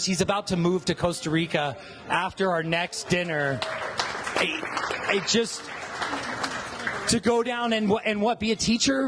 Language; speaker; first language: English; native; English